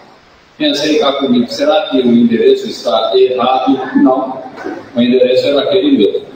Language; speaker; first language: Portuguese; native; Portuguese